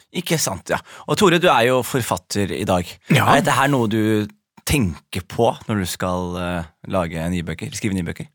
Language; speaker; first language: Norwegian; early bilingual, other home language; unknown